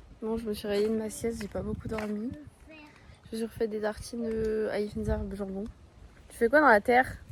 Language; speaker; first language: French; native; French